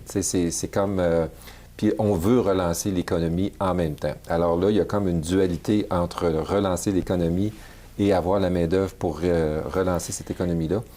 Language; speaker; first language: French; native; French